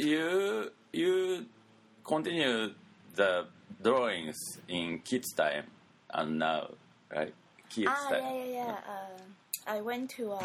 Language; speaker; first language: English; non-native, learner; Japanese